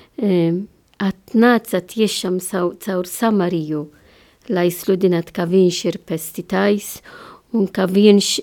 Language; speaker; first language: Latvian; non-native, learner; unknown